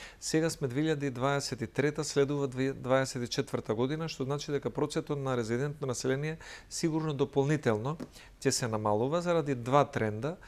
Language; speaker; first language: Macedonian; native; Macedonian